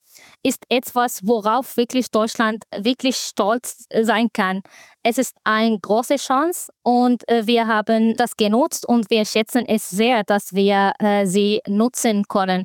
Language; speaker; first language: German; non-native, fluent; Arabic